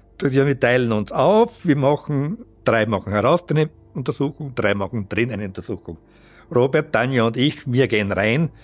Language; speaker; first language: German; native; German